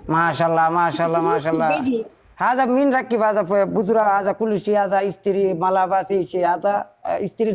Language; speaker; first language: Arabic; non-native, learner; Bangla